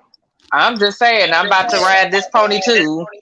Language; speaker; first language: English; native; English